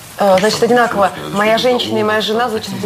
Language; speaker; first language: Russian; native; Russian